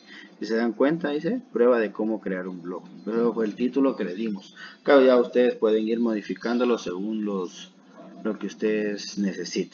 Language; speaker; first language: Spanish; native; Spanish